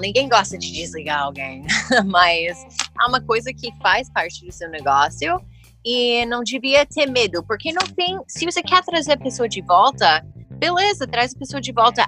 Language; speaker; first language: Portuguese; early bilingual, heritage; English